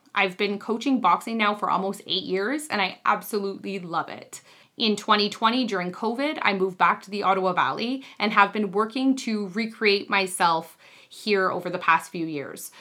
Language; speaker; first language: English; native; English